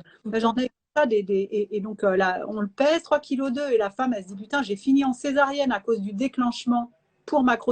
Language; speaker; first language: French; native; French